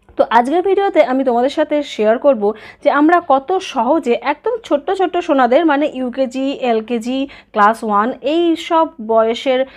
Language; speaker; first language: Bangla; native; Bangla